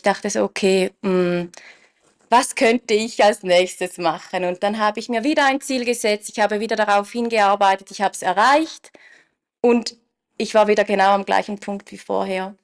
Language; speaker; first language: German; native; German